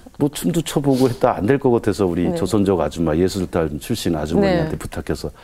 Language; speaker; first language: Korean; native; Korean